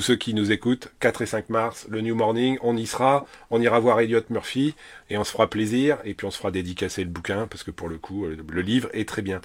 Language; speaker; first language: French; native; French